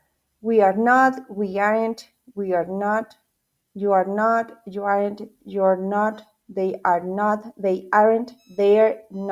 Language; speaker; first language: English; non-native, fluent; Spanish